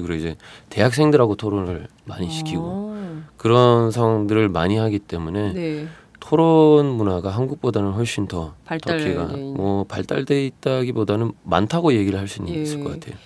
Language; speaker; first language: Korean; non-native, fluent; Turkish